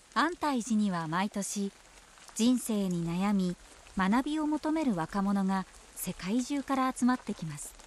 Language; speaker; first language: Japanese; native; Japanese